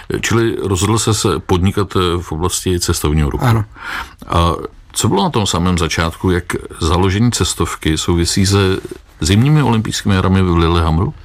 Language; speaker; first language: Czech; native; Czech